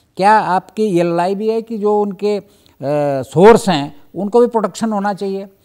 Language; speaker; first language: Hindi; native; Hindi